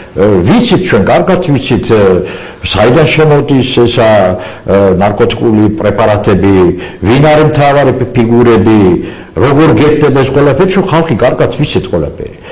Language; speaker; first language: Georgian; non-native, local second language; Azerbaijani